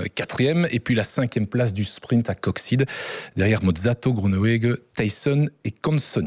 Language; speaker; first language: French; native; French